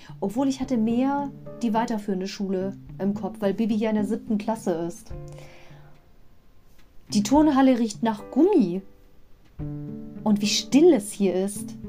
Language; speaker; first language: German; native; German